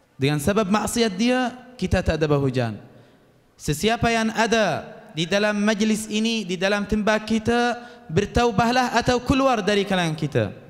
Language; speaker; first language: Malay; non-native, fluent; Arabic